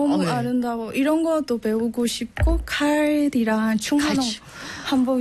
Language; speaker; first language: Korean; non-native, learner; Burmese